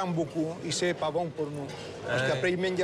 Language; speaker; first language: French; non-native, learner; Spanish